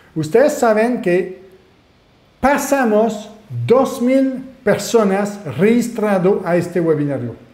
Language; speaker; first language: Spanish; non-native, fluent; French